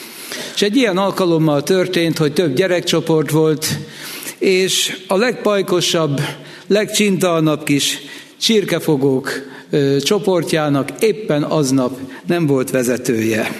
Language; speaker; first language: Hungarian; native; Hungarian